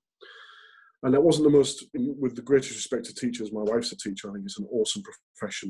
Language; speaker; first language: English; native; English